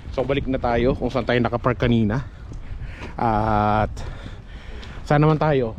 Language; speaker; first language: Filipino; native; Filipino